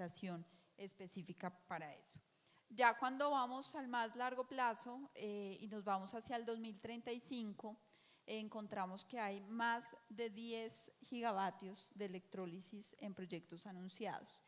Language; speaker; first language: Spanish; native; Spanish